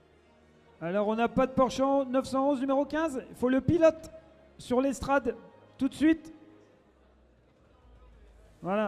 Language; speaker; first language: French; native; French